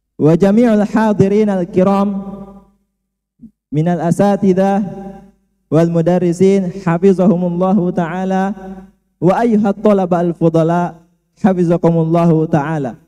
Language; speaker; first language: Arabic; non-native, learner; Indonesian